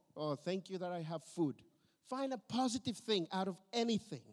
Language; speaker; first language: English; non-native, fluent; Spanish